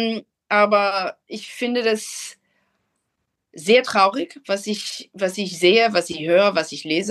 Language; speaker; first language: German; non-native, fluent; English